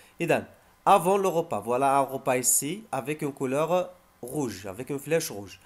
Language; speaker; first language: French; non-native, local second language; Arabic